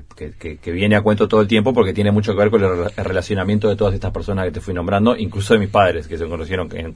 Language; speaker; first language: Spanish; native; Spanish